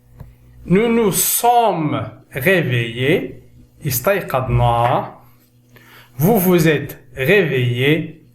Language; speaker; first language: French; non-native, local second language; Arabic